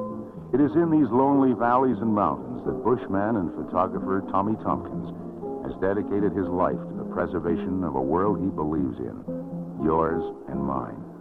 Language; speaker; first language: English; native; English